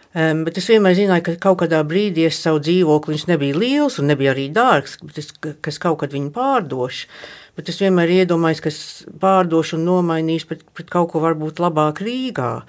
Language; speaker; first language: Latvian; early bilingual, heritage; Latvian